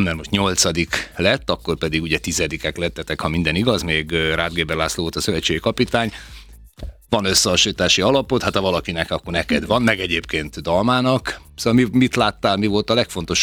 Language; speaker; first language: Hungarian; native; Hungarian